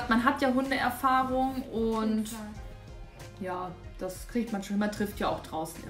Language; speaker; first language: German; native; German